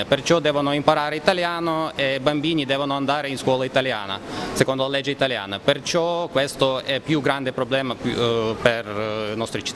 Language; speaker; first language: Italian; non-native, fluent; Ukrainian